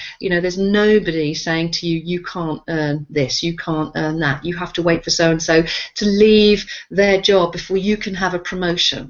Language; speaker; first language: English; native; English